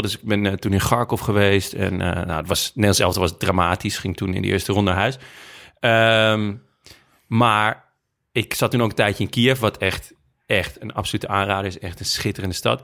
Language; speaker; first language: Dutch; native; Dutch